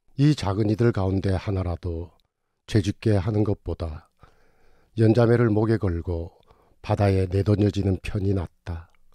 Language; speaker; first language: Korean; native; Korean